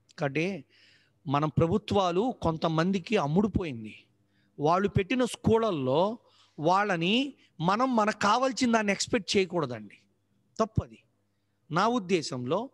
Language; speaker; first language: Telugu; native; Telugu